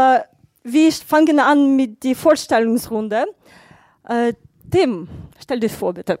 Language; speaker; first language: German; non-native, fluent; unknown